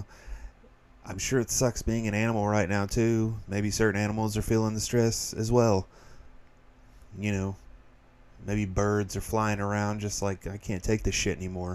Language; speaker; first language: English; native; English